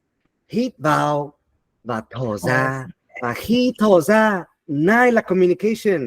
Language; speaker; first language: Vietnamese; non-native, fluent; Spanish